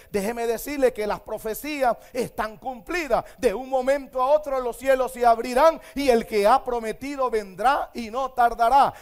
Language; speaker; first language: Spanish; native; Spanish